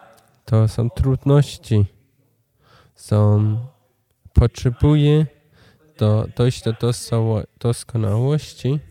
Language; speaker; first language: Polish; non-native, learner; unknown